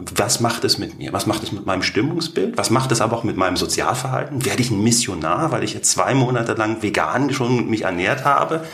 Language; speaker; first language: German; native; German